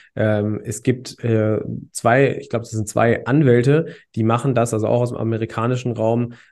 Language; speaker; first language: German; native; German